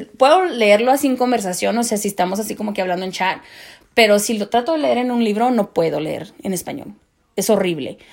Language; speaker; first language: Spanish; early bilingual, heritage; Spanish